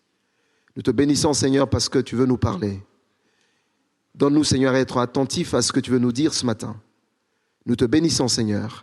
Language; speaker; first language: French; native; French